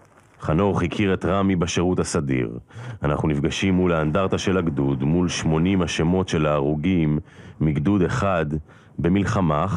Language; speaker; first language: Hebrew; native; Hebrew